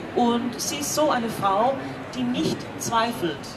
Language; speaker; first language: German; non-native, fluent; Danish